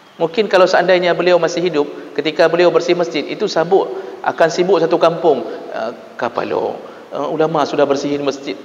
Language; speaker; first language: Malay; non-native, local second language; Achinese